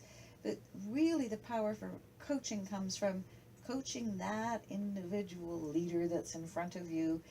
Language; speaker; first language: English; native; English